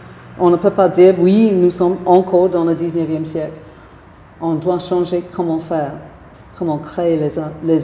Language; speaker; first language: French; non-native, fluent; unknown